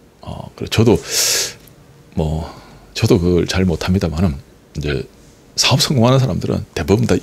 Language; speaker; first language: Korean; native; Korean